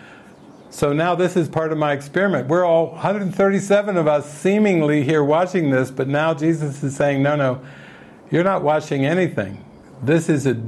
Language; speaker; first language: English; native; English